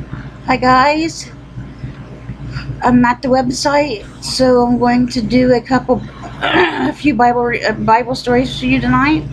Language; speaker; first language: English; native; English